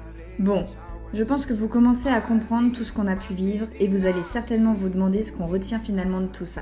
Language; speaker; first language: French; native; French